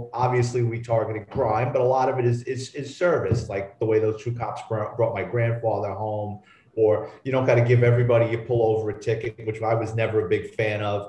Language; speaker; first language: English; native; English